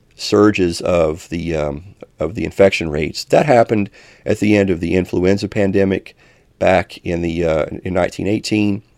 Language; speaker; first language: English; native; English